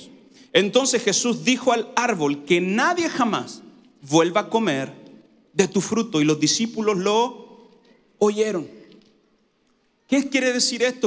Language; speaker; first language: Spanish; native; Spanish